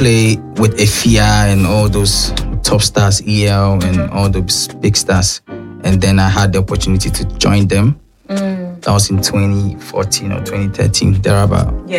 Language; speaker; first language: English; non-native, local second language; Akan